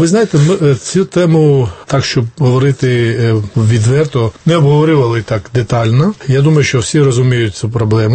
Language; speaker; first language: Ukrainian; non-native, fluent; Georgian